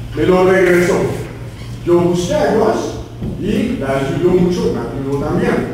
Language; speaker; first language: Spanish; non-native, fluent; English